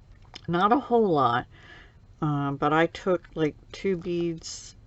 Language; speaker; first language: English; native; English